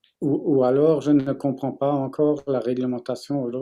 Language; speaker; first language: French; non-native, fluent; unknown